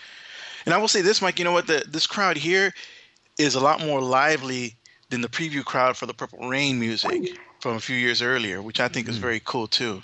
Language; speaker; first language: English; native; English